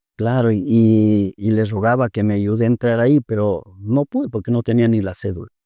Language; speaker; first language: Spanish; native; Spanish